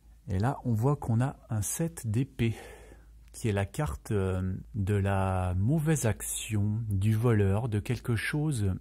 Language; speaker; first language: French; native; French